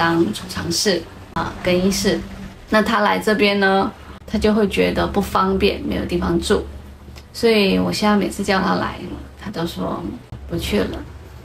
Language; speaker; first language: Chinese; native; Chinese